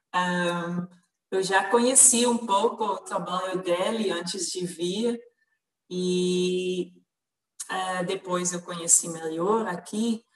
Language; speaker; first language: Portuguese; non-native, fluent; Dutch